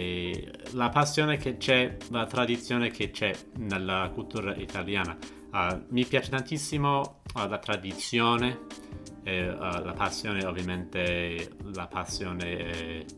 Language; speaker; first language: Italian; non-native, fluent; English